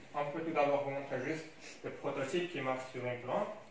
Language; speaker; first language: French; non-native, local second language; Arabic